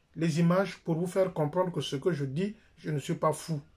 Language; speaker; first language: French; non-native, local second language; Lingala